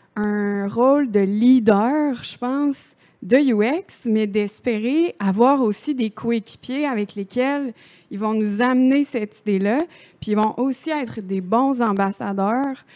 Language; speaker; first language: French; native; French